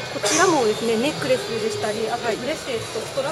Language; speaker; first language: Japanese; native; Japanese